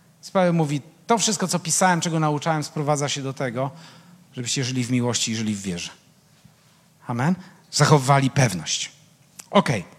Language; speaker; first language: Polish; native; Polish